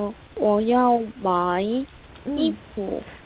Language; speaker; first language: Chinese; non-native, learner; Korean